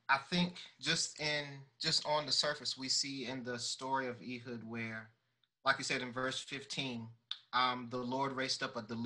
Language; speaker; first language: English; native; English